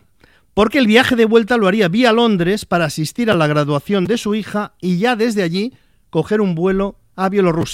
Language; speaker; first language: Spanish; native; Spanish